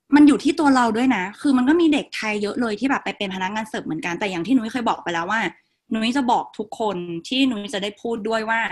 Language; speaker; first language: Thai; non-native, local second language; Northeastern Thai